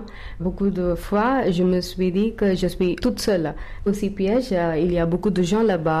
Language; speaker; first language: French; non-native, learner; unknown